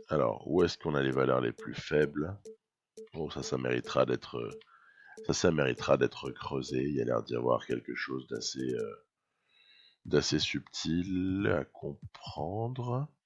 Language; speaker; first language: French; native; French